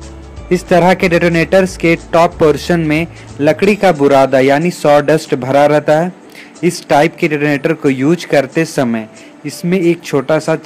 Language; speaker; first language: Hindi; native; Hindi